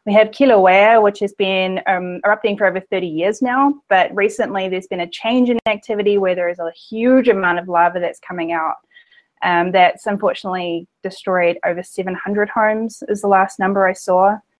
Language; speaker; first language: English; native; English